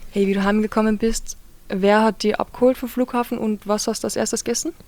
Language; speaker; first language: German; native; German